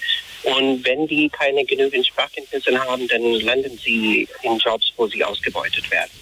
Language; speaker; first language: German; non-native, fluent; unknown